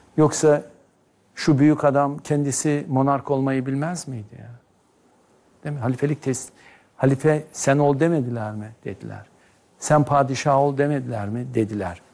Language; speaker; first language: Turkish; native; Turkish